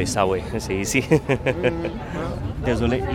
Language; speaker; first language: French; non-native, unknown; Romanian